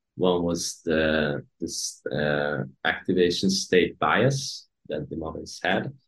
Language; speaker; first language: English; non-native, fluent; Hungarian